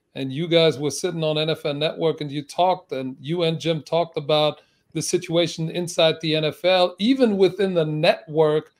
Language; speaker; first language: English; non-native, fluent; German